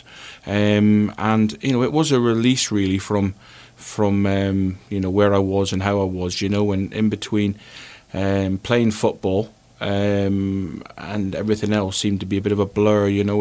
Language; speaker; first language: English; native; English